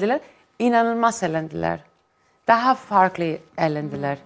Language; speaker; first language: Turkish; non-native, fluent; Greek